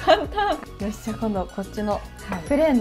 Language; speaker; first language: Japanese; native; Japanese